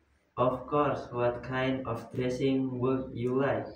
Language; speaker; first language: English; non-native, learner; Indonesian